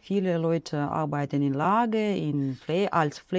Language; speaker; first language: German; non-native, learner; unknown